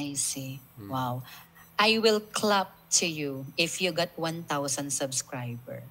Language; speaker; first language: English; non-native, local second language; Filipino